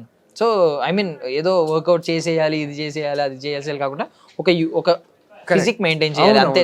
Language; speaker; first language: Telugu; native; Telugu